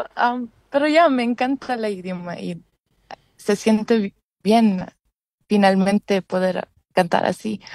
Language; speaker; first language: Spanish; early bilingual, heritage; Spanish